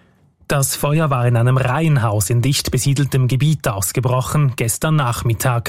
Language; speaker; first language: German; native; German